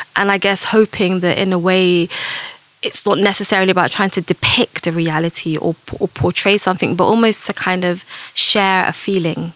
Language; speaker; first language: English; native; English